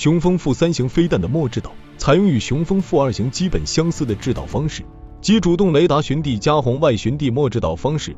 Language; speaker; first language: Chinese; native; Chinese